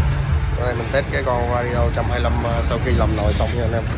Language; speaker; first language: Vietnamese; native; Vietnamese